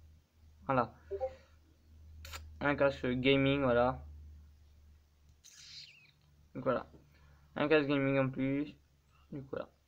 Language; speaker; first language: French; native; French